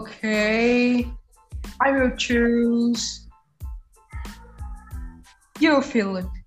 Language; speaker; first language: English; non-native, learner; Portuguese